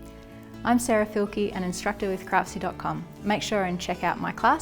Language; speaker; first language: English; native; English